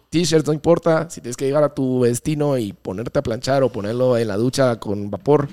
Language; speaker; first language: Spanish; non-native, fluent; Dutch